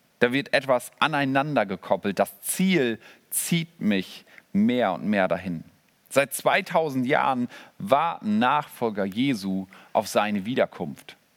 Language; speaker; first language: German; native; German